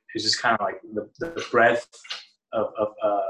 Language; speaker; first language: English; early bilingual, other home language; Spanish